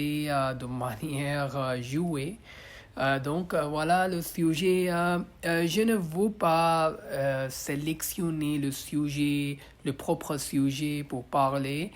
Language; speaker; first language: French; non-native, learner; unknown